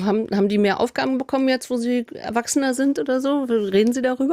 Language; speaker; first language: German; native; German